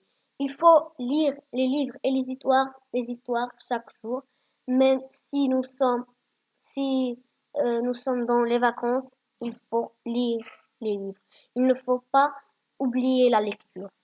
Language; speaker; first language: French; non-native, learner; Arabic